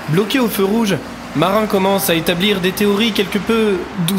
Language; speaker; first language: French; native; French